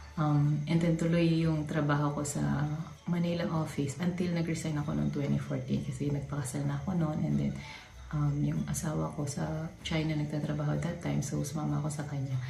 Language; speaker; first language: Filipino; native; Filipino